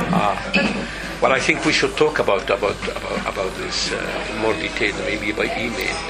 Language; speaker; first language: English; non-native, fluent; Arabic